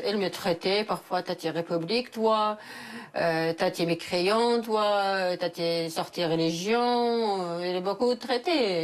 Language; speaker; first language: French; non-native, learner; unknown